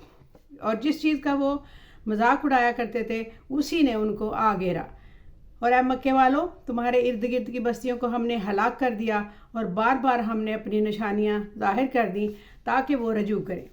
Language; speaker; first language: Urdu; native; Urdu